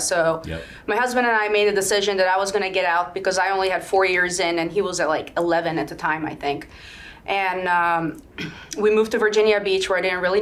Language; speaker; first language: English; non-native, fluent; Swedish